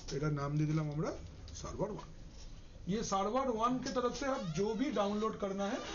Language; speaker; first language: Hindi; non-native, local second language; Bangla